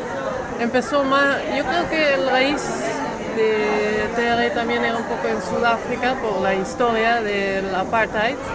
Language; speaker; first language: Spanish; non-native, fluent; Dutch